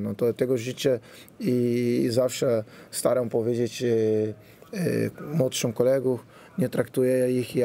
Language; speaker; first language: Polish; non-native, fluent; Portuguese